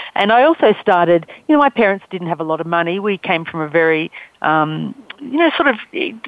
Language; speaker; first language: English; native; English